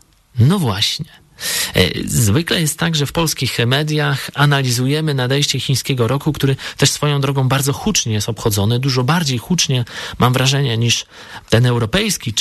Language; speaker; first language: Polish; native; Polish